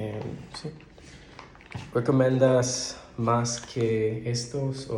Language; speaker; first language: Spanish; non-native, learner; English